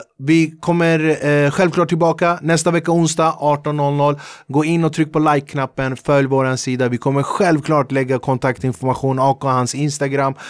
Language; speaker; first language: Swedish; early bilingual, other home language; Kurdish